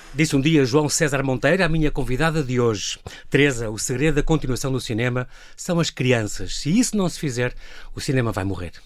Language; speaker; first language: Portuguese; native; Portuguese